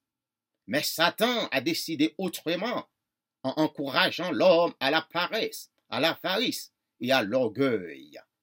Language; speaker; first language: French; non-native, local second language; Haitian Creole